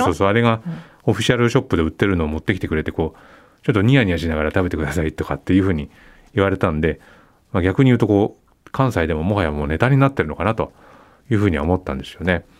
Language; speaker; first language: Japanese; native; Japanese